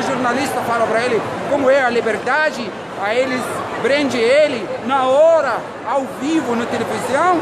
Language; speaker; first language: Portuguese; non-native, learner; Arabic